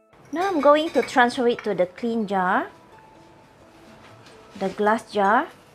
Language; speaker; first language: English; non-native, fluent; Indonesian